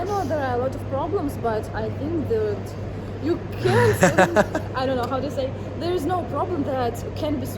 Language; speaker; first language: English; non-native, learner; Russian